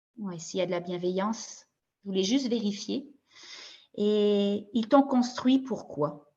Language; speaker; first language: French; native; French